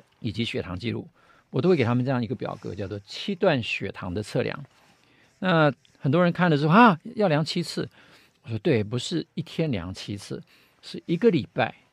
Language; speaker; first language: Chinese; native; Chinese